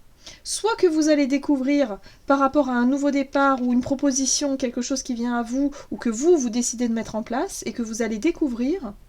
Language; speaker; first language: French; native; French